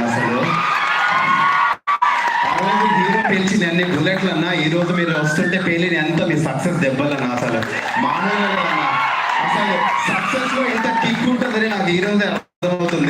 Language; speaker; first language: Telugu; native; Telugu